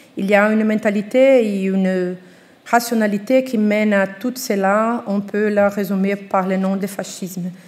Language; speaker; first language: French; non-native, fluent; Portuguese